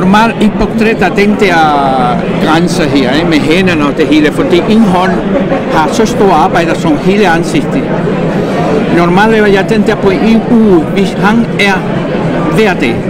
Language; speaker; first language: Danish; non-native, fluent; Spanish